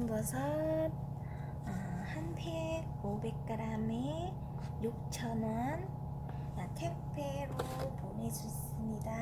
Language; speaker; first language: Korean; non-native, fluent; Vietnamese